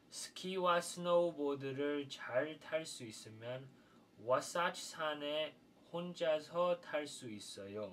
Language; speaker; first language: Korean; non-native, fluent; English